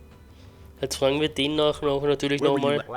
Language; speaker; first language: German; native; German